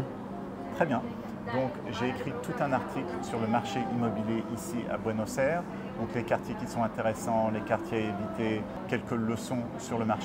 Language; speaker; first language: French; native; French